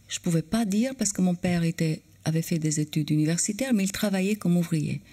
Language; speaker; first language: French; non-native, fluent; Albanian